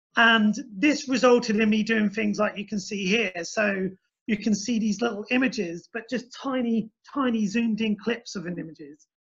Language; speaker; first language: English; native; English